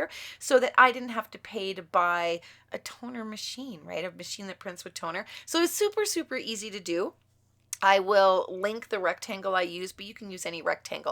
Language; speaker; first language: English; native; English